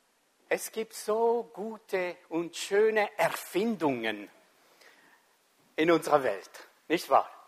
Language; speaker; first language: German; non-native, fluent; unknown